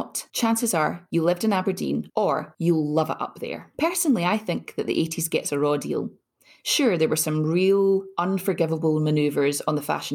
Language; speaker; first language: English; native; English